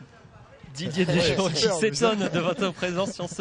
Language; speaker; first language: French; native; French